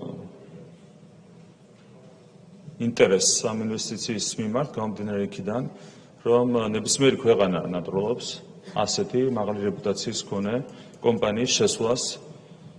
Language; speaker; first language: Georgian; native; Georgian